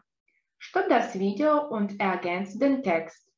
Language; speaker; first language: German; non-native, fluent; Russian